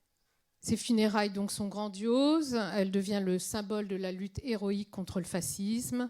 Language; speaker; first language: French; native; French